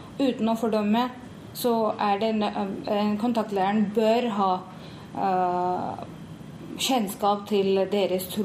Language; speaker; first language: Norwegian; non-native, fluent; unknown